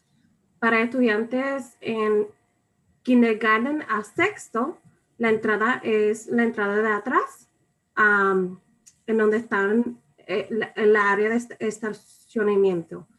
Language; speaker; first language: Spanish; early bilingual, other home language; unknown